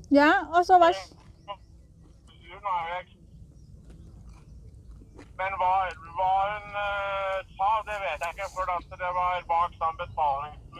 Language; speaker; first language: Norwegian; non-native, learner; Thai